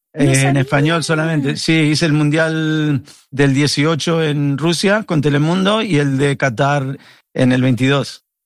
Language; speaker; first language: Spanish; early bilingual, heritage; Spanish